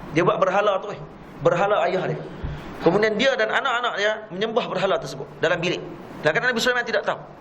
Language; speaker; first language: Malay; native; Malay